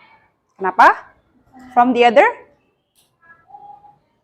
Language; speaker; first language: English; non-native, fluent; Indonesian